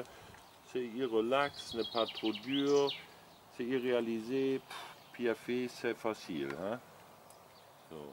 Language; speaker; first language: French; non-native, learner; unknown